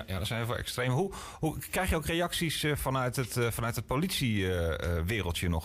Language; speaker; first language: Dutch; native; Dutch